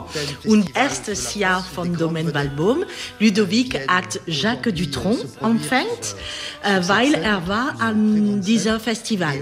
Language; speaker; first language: German; non-native, learner; French